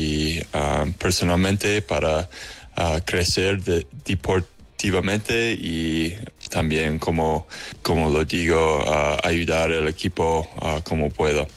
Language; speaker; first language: Spanish; non-native, learner; English